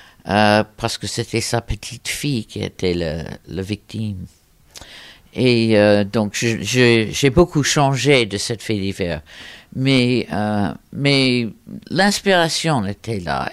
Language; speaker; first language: French; non-native, fluent; English